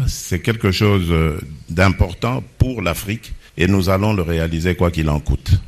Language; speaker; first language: French; non-native, local second language; Lingala